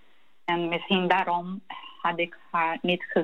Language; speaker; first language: Dutch; early bilingual, heritage; Portuguese